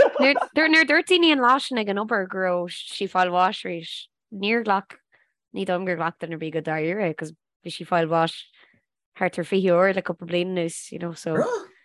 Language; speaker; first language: Irish; native; Irish